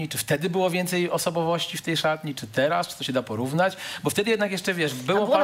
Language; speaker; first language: Polish; native; Polish